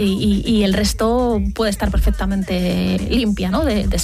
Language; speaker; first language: Spanish; native; Spanish